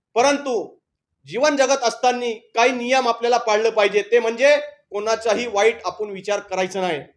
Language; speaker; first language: Marathi; native; Marathi